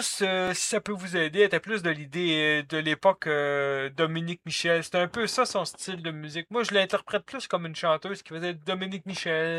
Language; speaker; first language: French; native; French